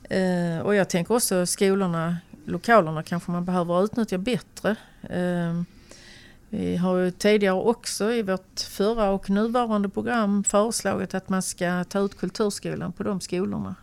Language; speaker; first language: Swedish; native; Swedish